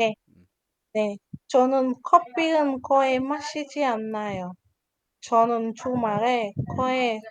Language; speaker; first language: Korean; non-native, learner; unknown